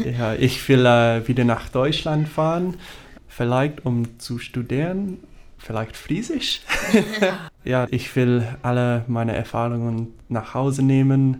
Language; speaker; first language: German; non-native, fluent; English